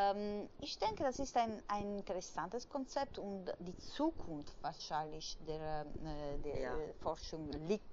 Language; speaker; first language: German; non-native, fluent; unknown